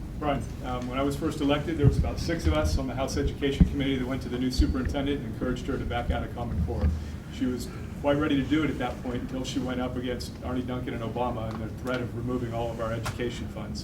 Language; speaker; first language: English; native; English